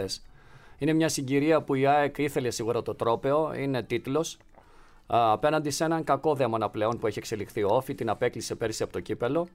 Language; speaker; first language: Greek; native; Greek